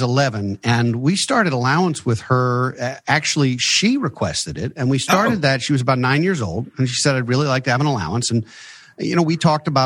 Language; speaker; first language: English; native; English